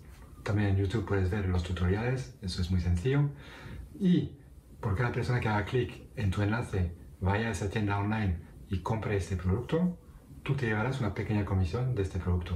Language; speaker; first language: Spanish; non-native, fluent; French